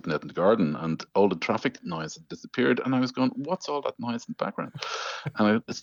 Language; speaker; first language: English; native; English